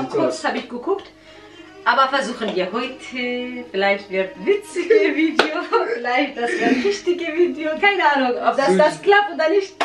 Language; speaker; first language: German; non-native, learner; Central Kurdish